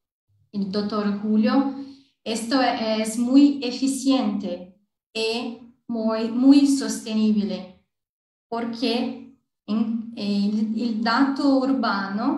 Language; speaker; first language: Spanish; non-native, learner; Portuguese